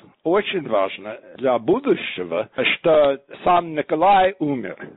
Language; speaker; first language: Russian; non-native, fluent; English